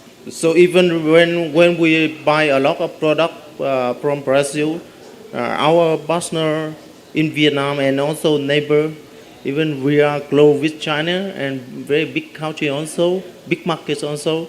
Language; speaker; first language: English; non-native, learner; Vietnamese